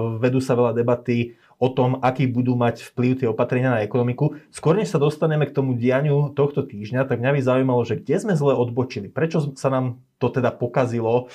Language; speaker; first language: Slovak; native; Slovak